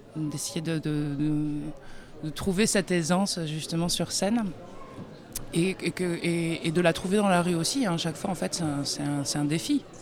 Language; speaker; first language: French; native; French